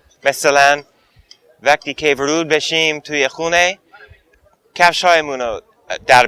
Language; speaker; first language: Persian; non-native, fluent; English